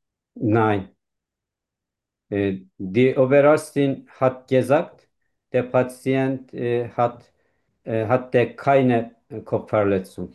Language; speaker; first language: German; non-native, learner; Turkish